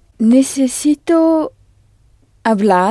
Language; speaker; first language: Spanish; non-native, learner; French